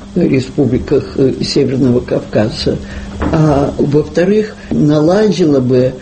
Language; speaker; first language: Russian; native; Russian